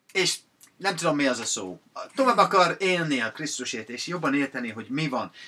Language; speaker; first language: Hungarian; non-native, fluent; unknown